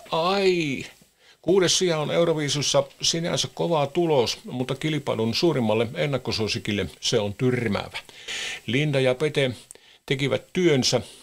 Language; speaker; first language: Finnish; native; Finnish